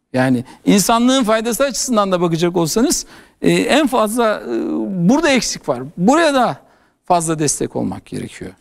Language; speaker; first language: Turkish; native; Turkish